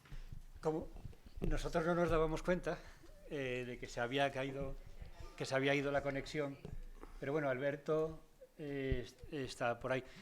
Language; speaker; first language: Spanish; native; Spanish